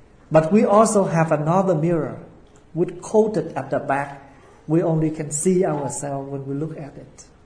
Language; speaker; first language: English; non-native, fluent; Vietnamese